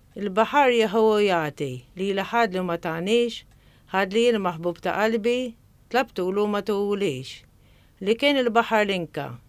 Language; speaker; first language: Maltese; native; Maltese